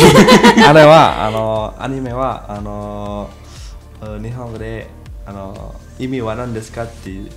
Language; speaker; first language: Japanese; non-native, learner; Indonesian